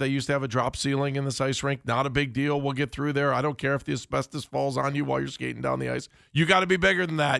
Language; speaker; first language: English; native; English